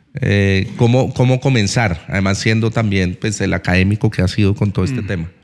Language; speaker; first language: Spanish; native; Spanish